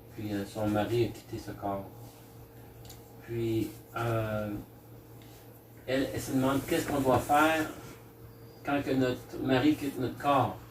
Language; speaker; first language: French; native; French